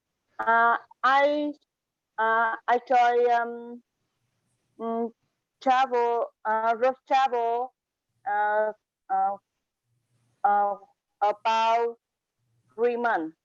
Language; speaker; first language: English; non-native, learner; Chinese